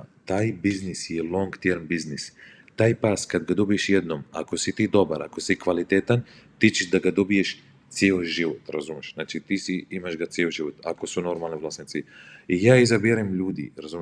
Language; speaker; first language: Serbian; non-native, learner; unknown